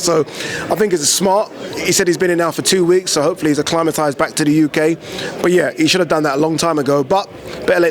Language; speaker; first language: English; native; English